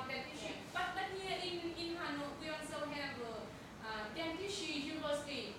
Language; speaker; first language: English; non-native, learner; Vietnamese